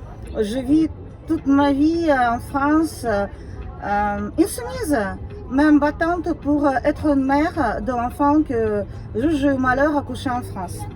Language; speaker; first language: French; non-native, fluent; Russian